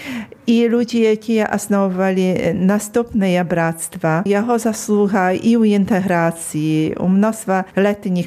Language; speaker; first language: Polish; non-native, local second language; Belarusian